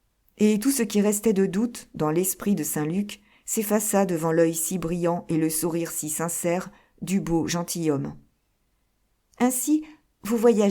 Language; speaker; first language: French; native; French